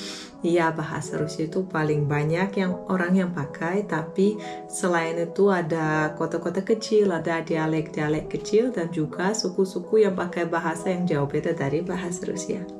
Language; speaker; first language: Indonesian; non-native, fluent; Russian